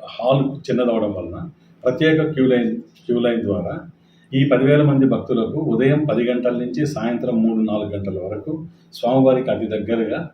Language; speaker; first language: Telugu; native; Telugu